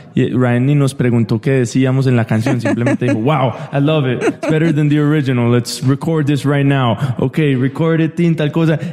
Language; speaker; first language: Spanish; early bilingual, heritage; Spanish